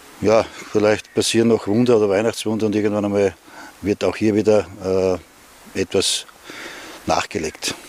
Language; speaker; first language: German; native; German